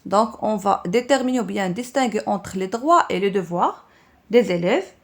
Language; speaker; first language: French; non-native, local second language; Arabic